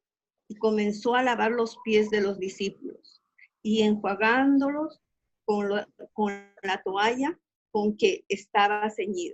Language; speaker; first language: Spanish; native; Spanish